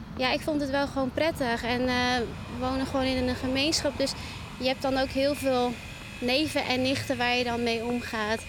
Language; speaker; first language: Dutch; native; Dutch